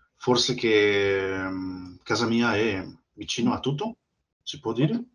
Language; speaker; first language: Italian; non-native, learner; Spanish